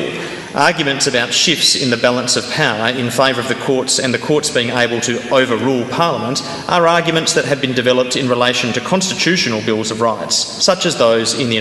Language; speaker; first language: English; native; English